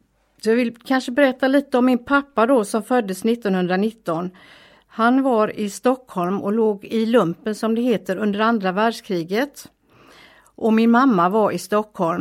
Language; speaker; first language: Swedish; native; Swedish